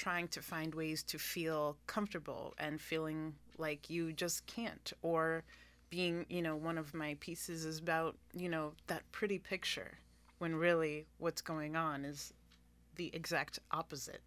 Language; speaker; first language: English; non-native, fluent; Spanish